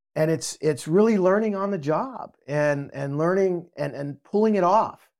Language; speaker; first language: English; native; English